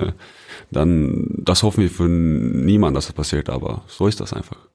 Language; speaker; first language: German; non-native, fluent; Norwegian